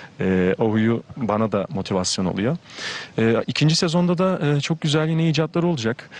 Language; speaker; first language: Turkish; native; Turkish